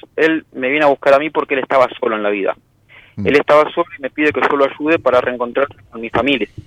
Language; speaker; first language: Spanish; native; Spanish